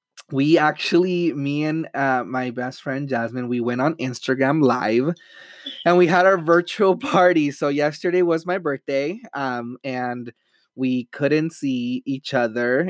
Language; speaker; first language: English; early bilingual, other home language; Spanish